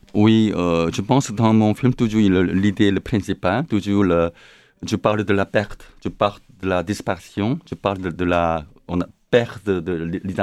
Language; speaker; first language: French; non-native, learner; Korean